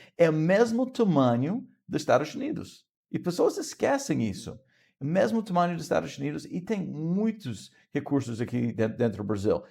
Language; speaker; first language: Portuguese; non-native, fluent; English